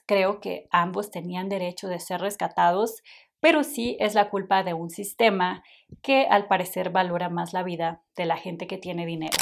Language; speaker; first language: Spanish; native; Spanish